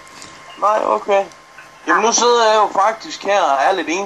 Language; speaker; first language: Danish; native; Danish